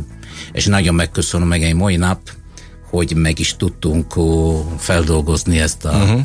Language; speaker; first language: Hungarian; non-native, learner; Italian